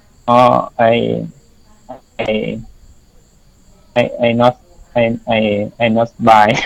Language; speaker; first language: English; non-native, learner; Thai